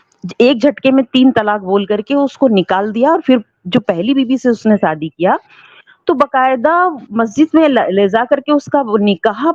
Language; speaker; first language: Hindi; native; Hindi